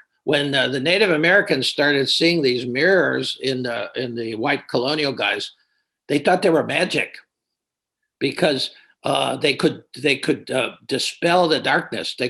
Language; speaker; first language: English; native; English